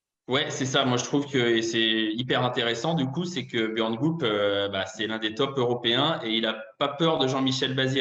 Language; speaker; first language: French; native; French